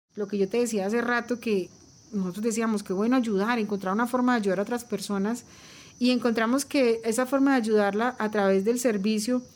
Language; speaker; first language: Spanish; native; Spanish